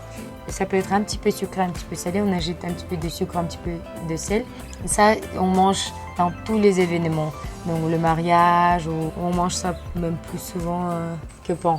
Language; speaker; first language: French; non-native, learner; Kyrgyz